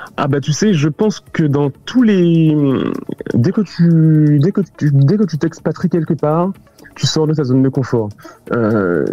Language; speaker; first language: French; native; French